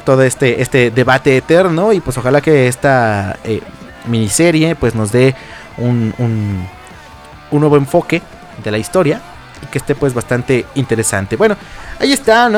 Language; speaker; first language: Spanish; native; Spanish